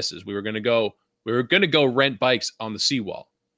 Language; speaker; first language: English; native; English